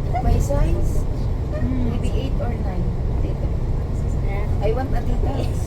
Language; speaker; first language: English; non-native, learner; Filipino